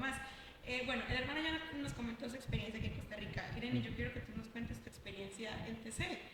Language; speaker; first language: Spanish; native; Spanish